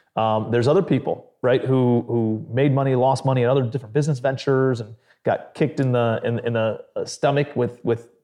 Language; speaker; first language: English; native; English